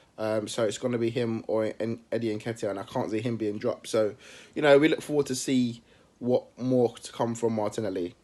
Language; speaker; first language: English; native; English